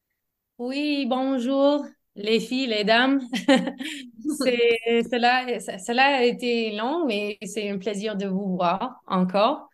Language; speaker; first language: French; non-native, fluent; English